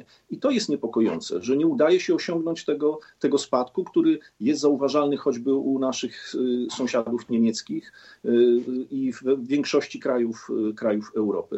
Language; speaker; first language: Polish; native; Polish